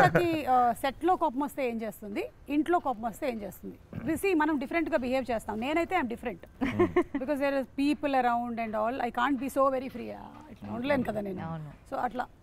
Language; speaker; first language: Telugu; native; Telugu